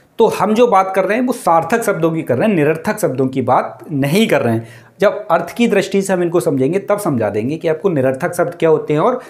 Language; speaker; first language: Hindi; native; Hindi